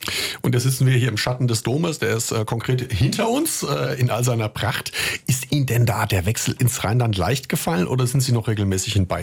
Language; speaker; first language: German; native; German